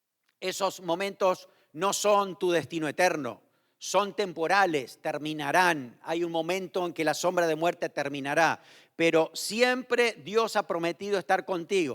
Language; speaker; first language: Spanish; native; Spanish